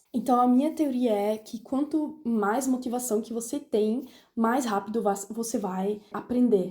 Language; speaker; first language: Portuguese; non-native, fluent; German